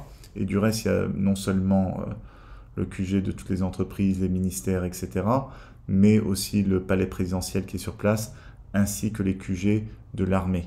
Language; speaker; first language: French; native; French